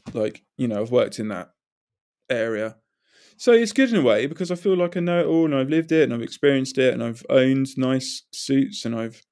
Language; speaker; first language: English; native; English